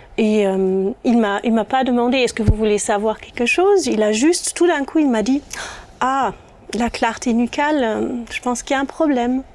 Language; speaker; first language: French; non-native, fluent; German